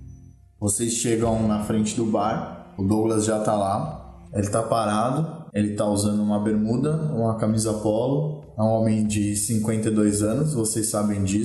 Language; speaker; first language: Portuguese; native; Portuguese